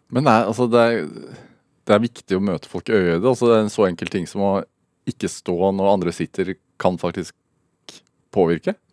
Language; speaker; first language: Norwegian; native; Norwegian